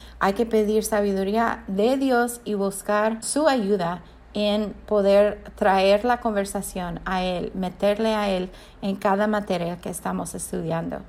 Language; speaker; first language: Spanish; non-native, fluent; English